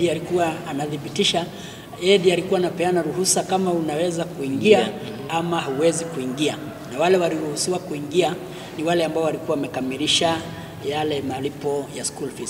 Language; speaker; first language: Swahili; non-native, local second language; Kikuyu